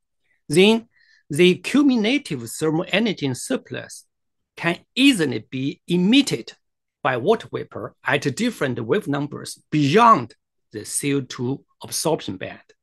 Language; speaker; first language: English; non-native, fluent; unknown